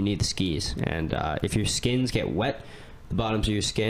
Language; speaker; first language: English; native; English